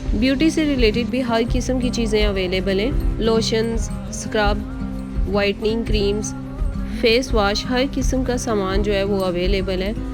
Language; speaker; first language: Urdu; non-native, local second language; Pahari-Potwari